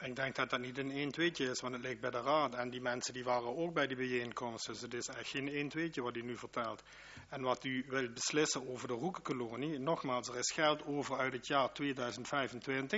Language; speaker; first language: Dutch; native; Dutch